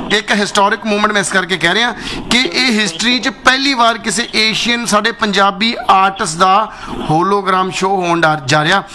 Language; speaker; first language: Punjabi; native; Punjabi